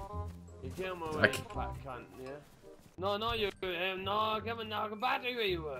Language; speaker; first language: English; native; English